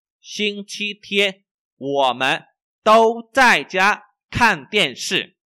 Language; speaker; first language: Chinese; non-native, fluent; Vietnamese